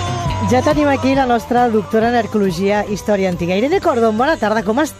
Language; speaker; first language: Catalan; native; Catalan